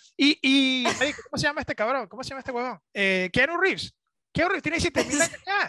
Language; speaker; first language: Spanish; native; Spanish